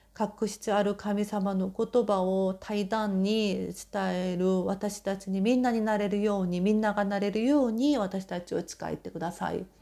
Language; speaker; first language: Japanese; non-native, fluent; Korean